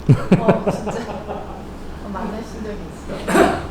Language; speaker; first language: Korean; native; Korean